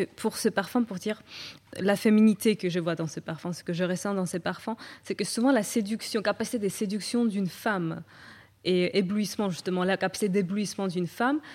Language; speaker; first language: French; non-native, fluent; Georgian